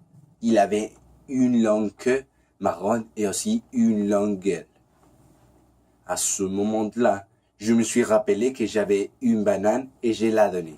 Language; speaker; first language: French; non-native, learner; Spanish